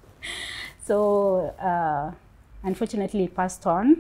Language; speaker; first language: English; non-native, local second language; Luo (Kenya and Tanzania)